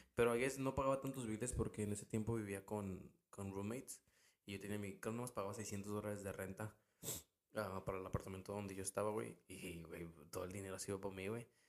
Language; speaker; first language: Spanish; early bilingual, heritage; Spanish